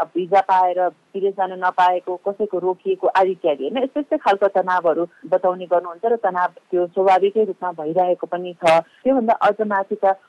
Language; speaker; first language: Nepali; native; Nepali